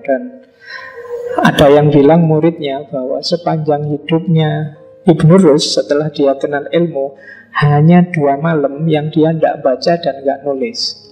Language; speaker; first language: Indonesian; native; Indonesian